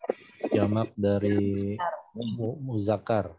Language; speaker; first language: Indonesian; native; Indonesian